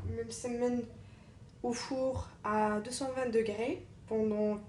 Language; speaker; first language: French; non-native, local second language; Arabic